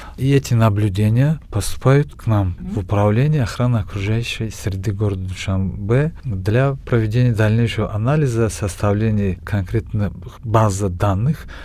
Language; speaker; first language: Russian; non-native, local second language; Tajik